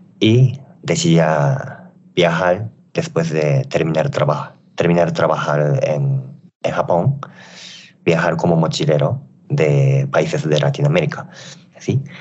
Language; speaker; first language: Spanish; non-native, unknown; Japanese